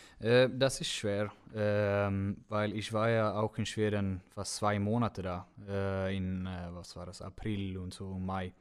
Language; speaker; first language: German; non-native, fluent; Swedish